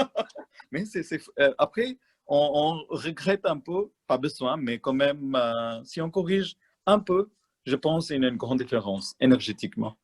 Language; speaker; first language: French; non-native, learner; Malayalam